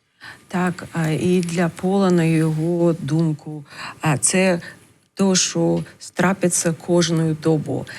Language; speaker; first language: Ukrainian; non-native, learner; English